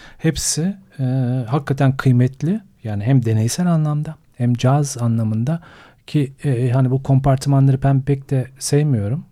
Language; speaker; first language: Turkish; native; Turkish